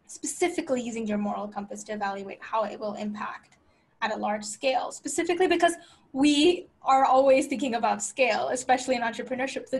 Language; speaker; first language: English; native; English